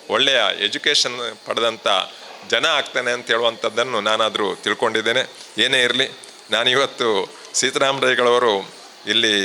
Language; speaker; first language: Kannada; non-native, local second language; Tulu